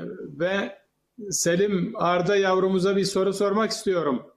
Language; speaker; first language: Turkish; native; Turkish